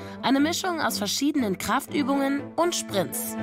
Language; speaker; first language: German; native; German